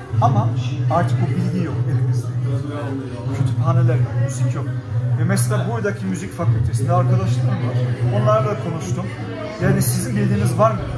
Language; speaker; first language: Turkish; early bilingual, heritage; German